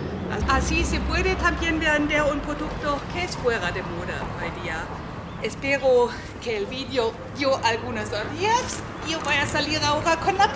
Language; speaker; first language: Spanish; non-native, fluent; German